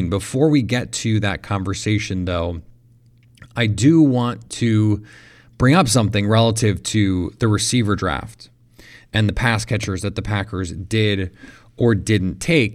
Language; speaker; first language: English; native; English